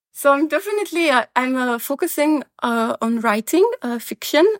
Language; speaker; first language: English; non-native, fluent; Pashto